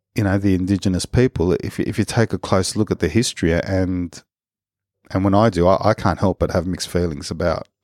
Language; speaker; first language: English; early bilingual, other home language; Spanish